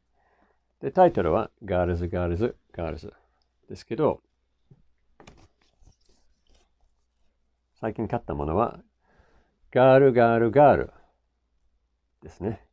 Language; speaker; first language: Japanese; non-native, fluent; English